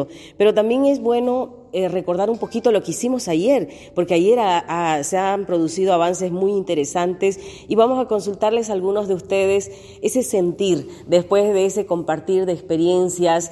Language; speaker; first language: Spanish; native; Spanish